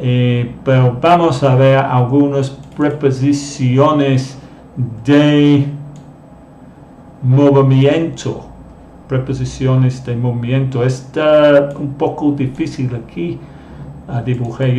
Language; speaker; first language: Spanish; non-native, fluent; English